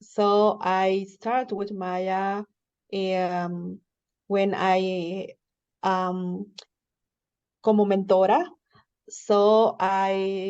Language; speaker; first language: English; non-native, learner; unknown